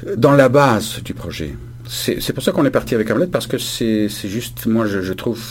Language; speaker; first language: French; non-native, fluent; Bulgarian